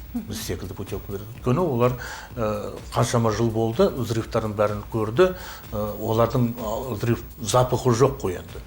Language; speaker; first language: Kazakh; native; Kazakh